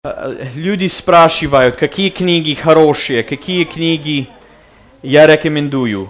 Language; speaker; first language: Russian; non-native, fluent; English